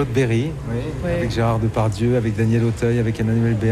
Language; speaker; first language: French; native; French